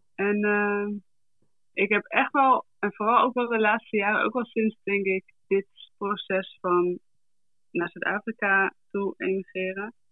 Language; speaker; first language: Dutch; native; Dutch